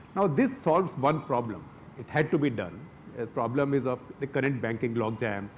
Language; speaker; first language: English; non-native, local second language; Hindi